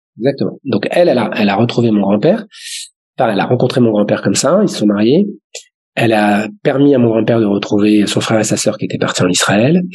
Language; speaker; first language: French; native; French